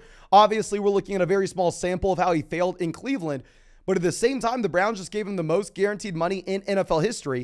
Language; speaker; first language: English; native; English